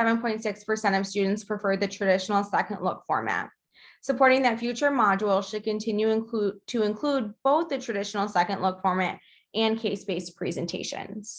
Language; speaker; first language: English; native; English